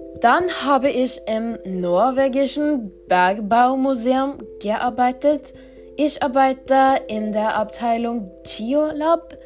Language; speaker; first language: German; non-native, learner; Norwegian